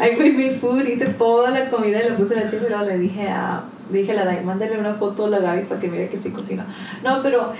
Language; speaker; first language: Spanish; early bilingual, heritage; Spanish